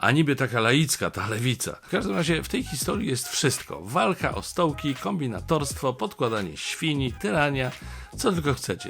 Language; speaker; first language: Polish; native; Polish